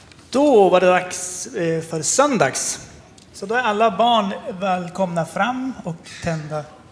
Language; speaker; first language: Swedish; native; Swedish